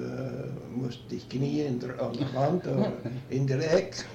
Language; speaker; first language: German; early bilingual, heritage; German